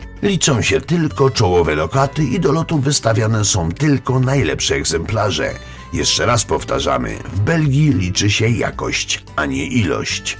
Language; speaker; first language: Polish; native; Polish